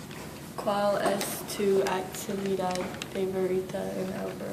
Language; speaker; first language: Spanish; non-native, learner; English